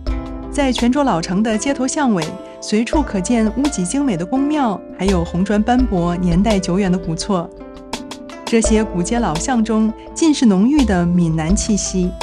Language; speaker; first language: Chinese; native; Chinese